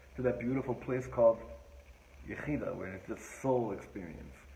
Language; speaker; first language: English; native; English